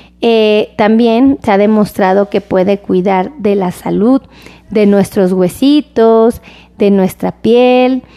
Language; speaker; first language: Spanish; native; Spanish